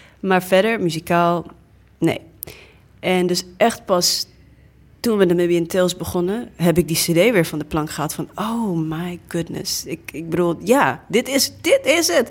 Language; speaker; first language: Dutch; early bilingual, other home language; English